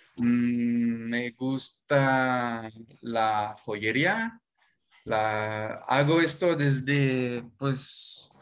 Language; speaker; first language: Spanish; non-native, fluent; French